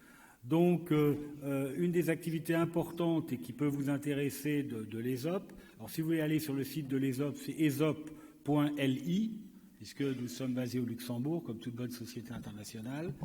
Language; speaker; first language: French; native; French